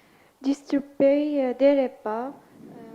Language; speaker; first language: French; non-native, learner; Arabic